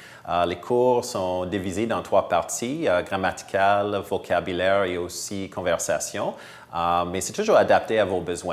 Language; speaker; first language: French; non-native, fluent; English